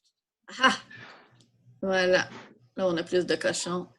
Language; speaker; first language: French; native; French